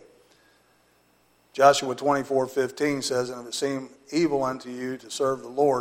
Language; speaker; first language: English; native; English